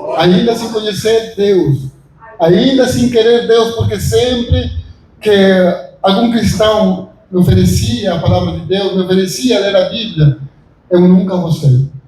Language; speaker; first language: Portuguese; non-native, fluent; Spanish